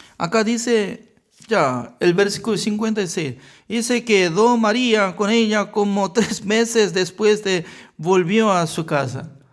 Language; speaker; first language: Spanish; non-native, fluent; Korean